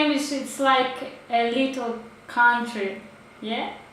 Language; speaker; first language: English; non-native, learner; Russian